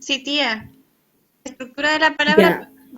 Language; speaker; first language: Spanish; native; Spanish